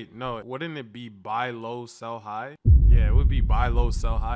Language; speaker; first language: English; native; English